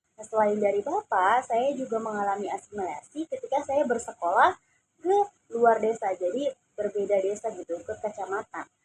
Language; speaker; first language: Indonesian; non-native, local second language; Javanese